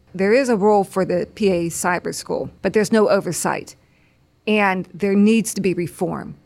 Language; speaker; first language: English; native; English